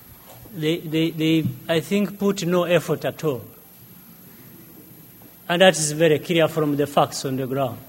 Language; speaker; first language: English; non-native, local second language; Kinyarwanda